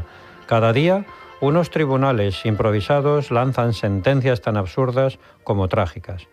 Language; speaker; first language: Spanish; native; Spanish